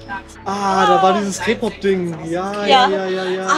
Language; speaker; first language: German; native; German